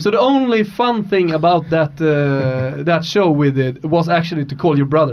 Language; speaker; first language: English; non-native, fluent; Swedish